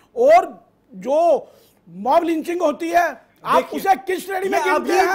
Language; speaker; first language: Hindi; native; Hindi